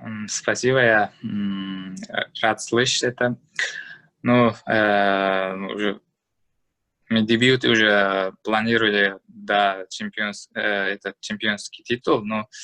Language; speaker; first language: Russian; non-native, learner; Uzbek